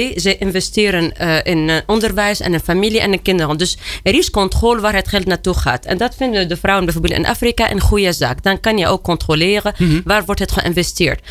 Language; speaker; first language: Dutch; non-native, fluent; Arabic